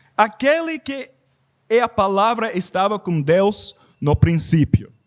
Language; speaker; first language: Portuguese; non-native, learner; English